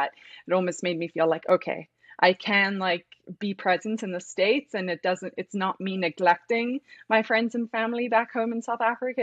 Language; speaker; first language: English; native; English